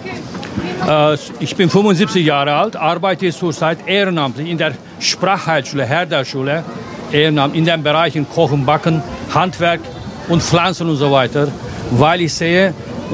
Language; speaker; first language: German; non-native, fluent; Turkish